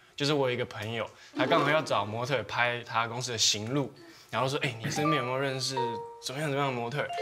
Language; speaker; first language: Chinese; native; Chinese